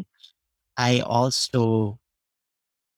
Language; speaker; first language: English; non-native, local second language; Cebuano